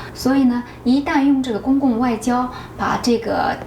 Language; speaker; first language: Chinese; native; Chinese